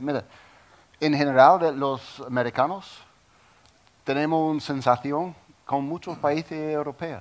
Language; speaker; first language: Spanish; non-native, learner; English